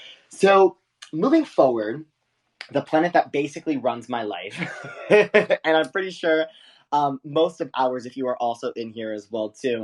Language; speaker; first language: English; native; English